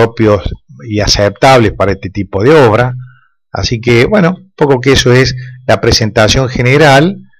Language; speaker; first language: Spanish; native; Spanish